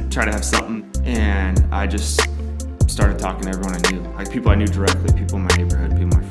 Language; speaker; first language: English; native; English